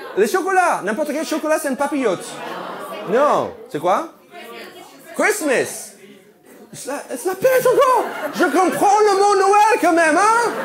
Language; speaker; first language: French; non-native, fluent; English